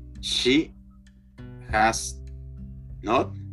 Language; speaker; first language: English; non-native, learner; Spanish